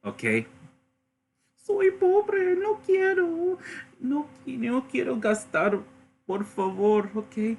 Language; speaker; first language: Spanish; non-native, learner; English